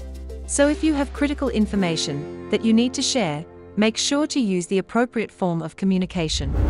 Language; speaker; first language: English; native; English